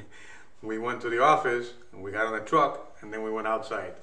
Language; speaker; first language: English; native; English